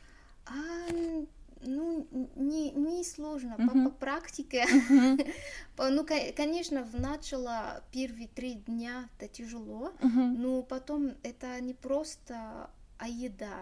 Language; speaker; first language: Russian; non-native, learner; Arabic